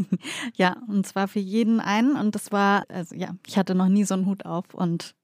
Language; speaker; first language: German; native; German